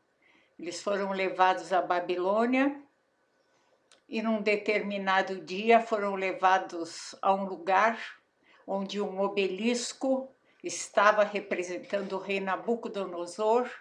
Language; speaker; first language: Portuguese; native; Portuguese